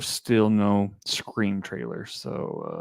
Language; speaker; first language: English; native; English